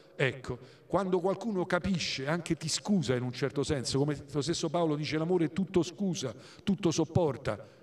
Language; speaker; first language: Italian; native; Italian